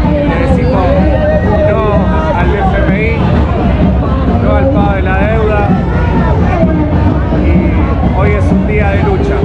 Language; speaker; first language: Spanish; native; Spanish